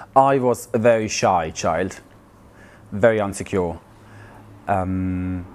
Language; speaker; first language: English; non-native, fluent; Swiss German